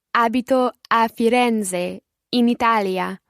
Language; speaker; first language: Italian; non-native, learner; English